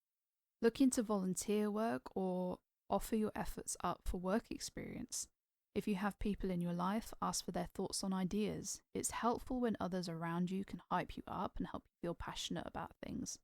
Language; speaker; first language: English; native; English